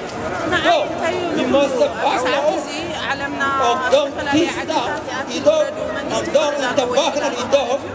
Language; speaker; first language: Swedish; non-native, learner; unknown